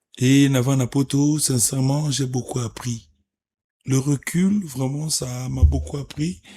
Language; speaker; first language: French; non-native, local second language; Lingala